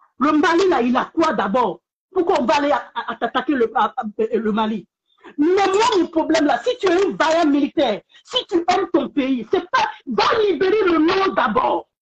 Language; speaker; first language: French; non-native, local second language; Bambara